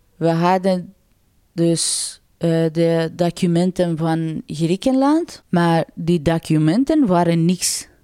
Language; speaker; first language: Dutch; non-native, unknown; Persian